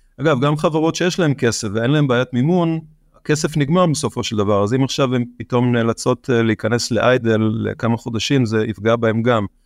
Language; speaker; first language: Hebrew; native; Hebrew